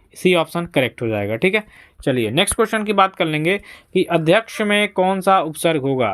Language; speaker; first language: Hindi; native; Hindi